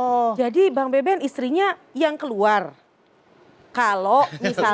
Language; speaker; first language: Indonesian; native; Indonesian